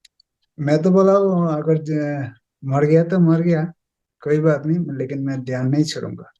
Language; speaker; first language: Hindi; non-native, local second language; Bangla